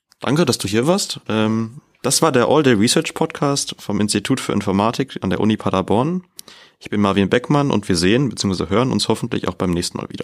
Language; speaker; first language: German; native; German